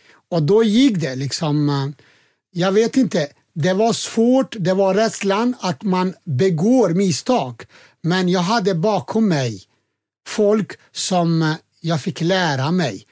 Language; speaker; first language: Swedish; non-native, fluent; Albanian